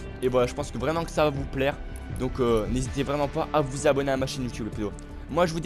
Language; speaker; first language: French; native; French